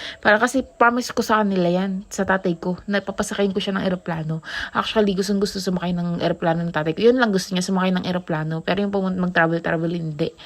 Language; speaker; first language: Filipino; native; Filipino